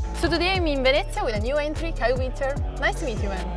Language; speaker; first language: English; non-native, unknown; Italian